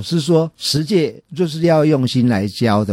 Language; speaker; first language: Chinese; native; Chinese